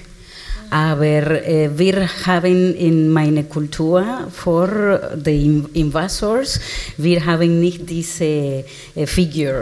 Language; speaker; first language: German; non-native, learner; Spanish